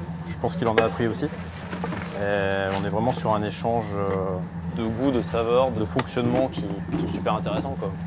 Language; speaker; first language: French; native; French